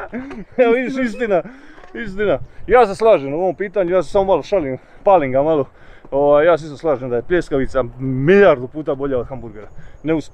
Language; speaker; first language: Croatian; native; Croatian